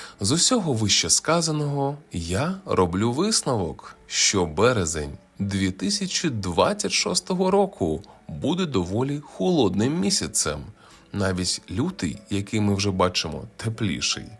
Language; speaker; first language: Ukrainian; native; Ukrainian